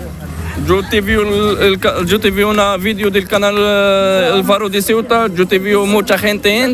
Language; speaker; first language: Spanish; non-native, learner; Arabic